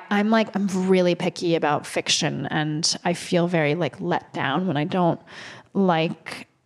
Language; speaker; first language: English; native; English